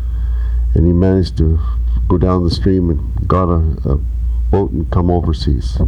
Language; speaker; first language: English; native; English